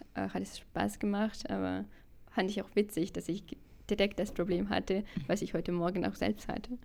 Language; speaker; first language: German; non-native, fluent; Russian